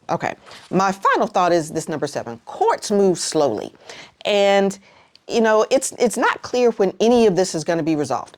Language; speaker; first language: English; native; English